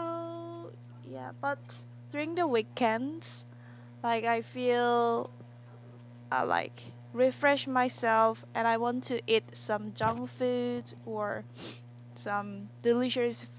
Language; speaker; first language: English; non-native, learner; Korean